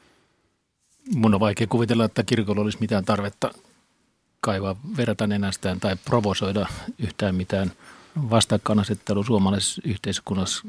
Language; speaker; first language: Finnish; native; Finnish